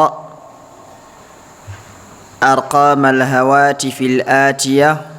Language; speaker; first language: Arabic; non-native, fluent; Fula